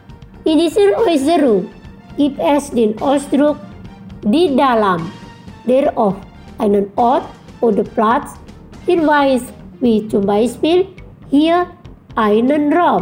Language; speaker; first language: German; non-native, fluent; Indonesian